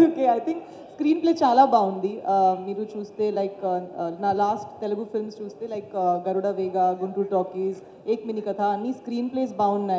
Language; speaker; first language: Telugu; non-native, fluent; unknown